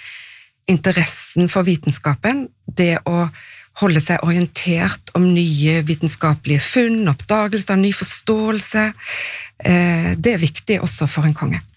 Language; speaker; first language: Norwegian; native; Norwegian